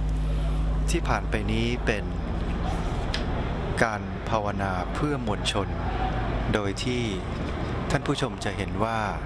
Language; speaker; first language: Thai; native; Thai